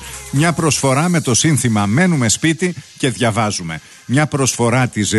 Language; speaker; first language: Greek; native; Greek